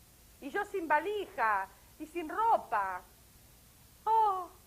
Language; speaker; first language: Spanish; native; Spanish